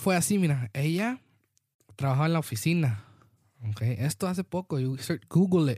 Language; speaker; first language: Spanish; early bilingual, heritage; Spanish